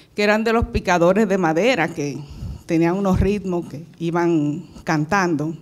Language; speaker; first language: Spanish; native; Spanish